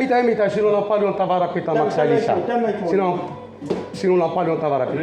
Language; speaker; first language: Finnish; non-native, learner; Turkish